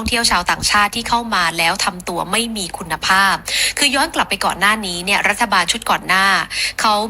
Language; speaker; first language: Thai; native; Thai